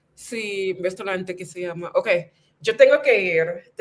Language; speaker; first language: Spanish; non-native, fluent; English